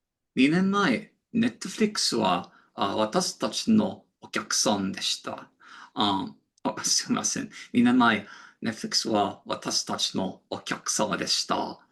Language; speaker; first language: Japanese; non-native, learner; English